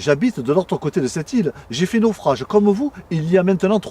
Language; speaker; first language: French; native; French